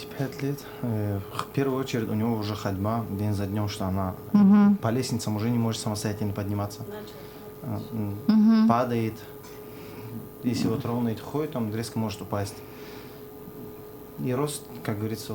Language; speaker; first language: Russian; non-native, local second language; Azerbaijani